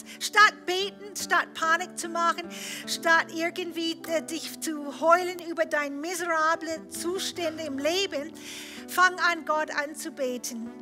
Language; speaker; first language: German; non-native, fluent; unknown